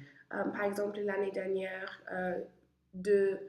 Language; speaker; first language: French; non-native, learner; English